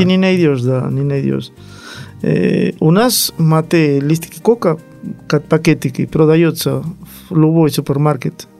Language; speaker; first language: Russian; non-native, learner; Spanish